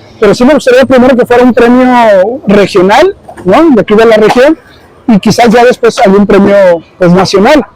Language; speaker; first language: Spanish; early bilingual, heritage; Spanish